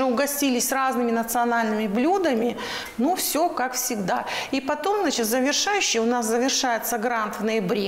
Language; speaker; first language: Russian; native; Russian